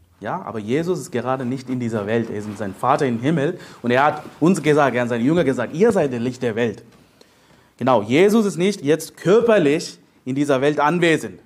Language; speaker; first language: German; non-native, fluent; Telugu